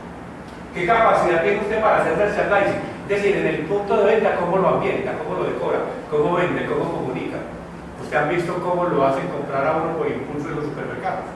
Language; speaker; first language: Spanish; native; Spanish